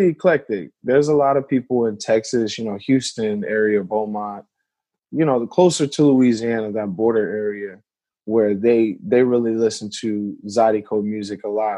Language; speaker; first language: English; native; English